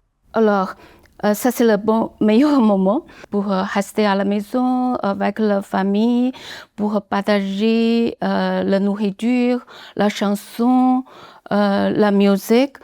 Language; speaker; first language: French; non-native, learner; Chinese